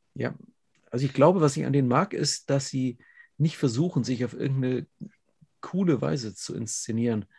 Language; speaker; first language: German; native; German